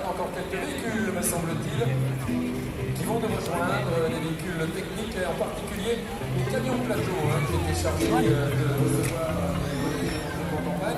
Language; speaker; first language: French; native; French